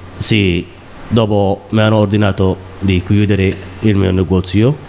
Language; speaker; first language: Italian; non-native, learner; Somali